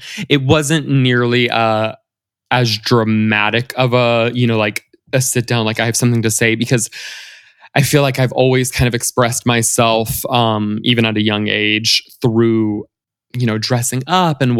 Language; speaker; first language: English; native; English